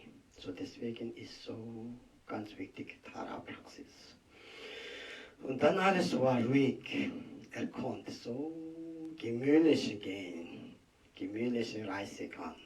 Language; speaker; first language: German; non-native, learner; Tibetan